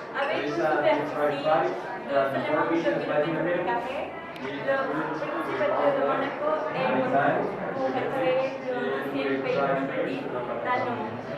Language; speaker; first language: French; non-native, learner; Spanish